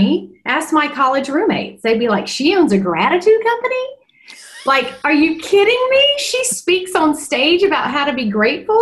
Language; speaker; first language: English; native; English